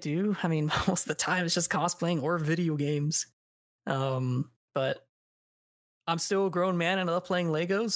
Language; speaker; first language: English; native; English